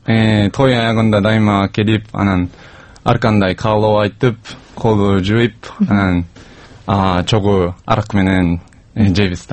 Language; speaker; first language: Kyrgyz; non-native, learner; Japanese